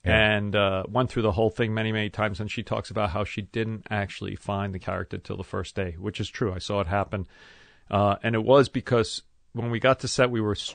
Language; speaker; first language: English; native; English